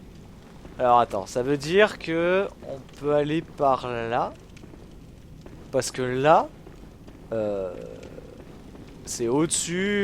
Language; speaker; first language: French; native; French